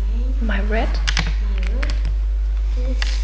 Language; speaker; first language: English; non-native, learner; German